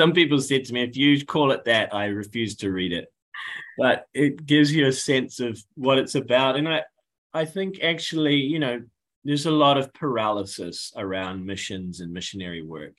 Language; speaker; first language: English; native; English